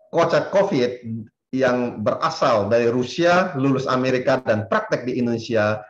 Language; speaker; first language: Indonesian; native; Indonesian